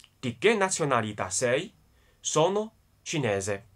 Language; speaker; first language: Italian; non-native, fluent; Chinese